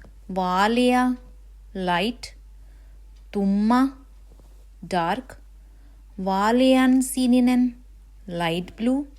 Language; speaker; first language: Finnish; non-native, fluent; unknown